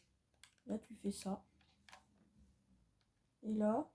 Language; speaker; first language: French; native; French